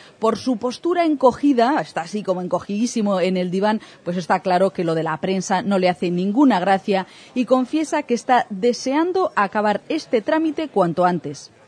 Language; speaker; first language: Spanish; native; Spanish